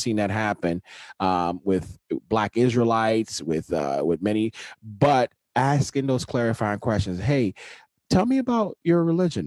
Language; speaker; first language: English; non-native, local second language; Yoruba